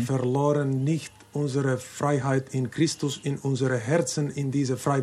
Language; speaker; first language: German; non-native, learner; Finnish